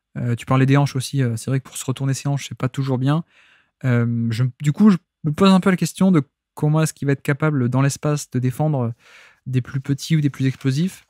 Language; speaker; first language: French; native; French